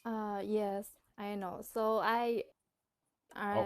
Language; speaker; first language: English; non-native, learner; Chinese